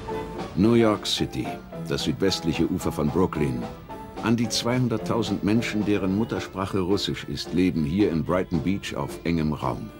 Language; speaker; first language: German; native; German